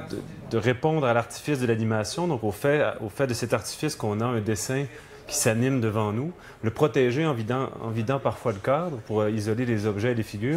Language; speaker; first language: French; native; French